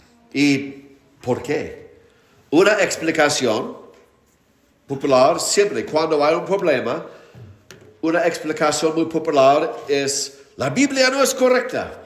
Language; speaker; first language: Spanish; non-native, fluent; English